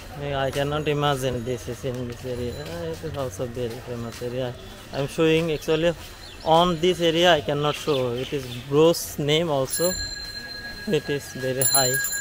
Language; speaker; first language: English; non-native, learner; Bangla